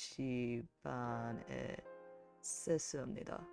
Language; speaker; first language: Korean; non-native, learner; English